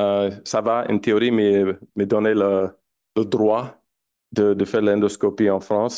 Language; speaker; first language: French; non-native, fluent; English